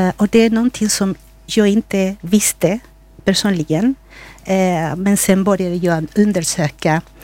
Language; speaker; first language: Swedish; non-native, fluent; Spanish